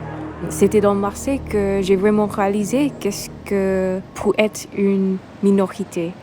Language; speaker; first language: French; non-native, learner; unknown